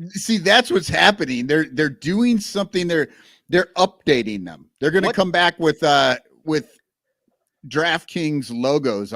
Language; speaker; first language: English; native; English